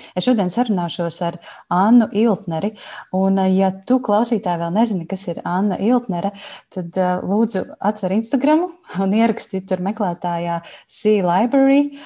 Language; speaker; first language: Latvian; native; Latvian